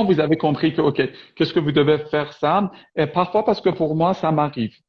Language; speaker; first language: French; non-native, fluent; Persian